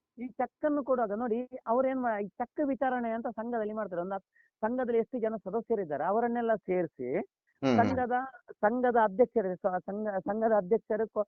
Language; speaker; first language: Kannada; non-native, local second language; Tulu